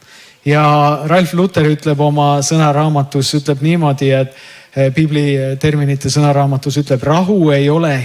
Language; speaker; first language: Estonian; native; Estonian